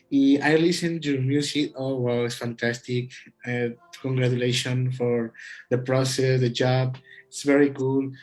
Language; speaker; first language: English; non-native, learner; Spanish